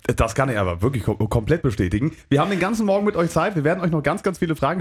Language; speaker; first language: German; native; German